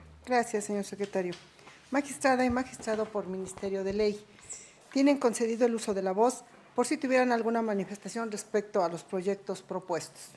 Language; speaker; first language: Spanish; native; Spanish